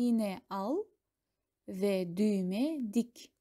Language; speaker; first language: Turkish; non-native, fluent; Kazakh